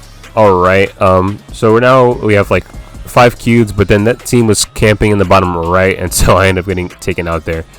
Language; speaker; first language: English; native; English